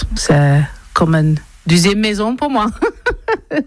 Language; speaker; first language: French; non-native, learner; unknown